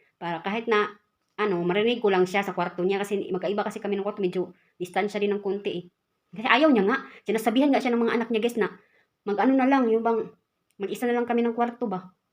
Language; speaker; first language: Filipino; non-native, local second language; Cebuano